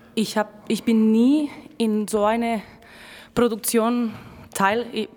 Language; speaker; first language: German; non-native, fluent; Spanish